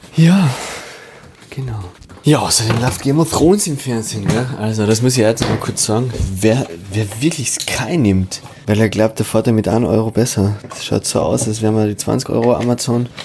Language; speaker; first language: German; native; German